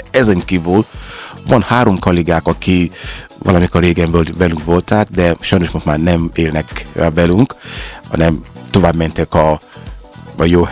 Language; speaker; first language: Hungarian; non-native, learner; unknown